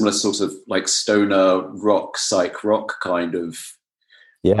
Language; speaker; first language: English; native; English